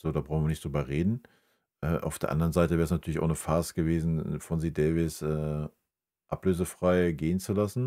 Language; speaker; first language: German; native; German